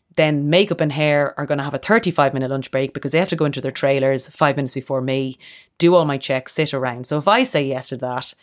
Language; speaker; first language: English; native; English